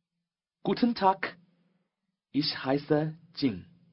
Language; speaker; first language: German; non-native, learner; Chinese